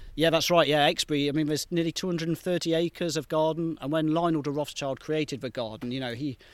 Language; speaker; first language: English; native; English